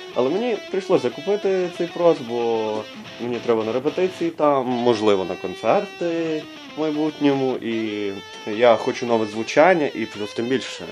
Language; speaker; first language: Ukrainian; non-native, local second language; Russian